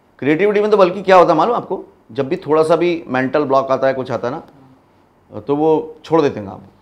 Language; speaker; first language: Hindi; native; Hindi